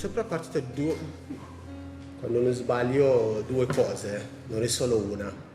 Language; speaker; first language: Italian; non-native, learner; Tigrinya